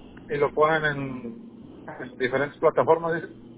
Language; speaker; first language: Spanish; native; Spanish